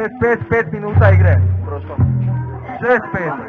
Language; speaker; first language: Bosnian; native; Bosnian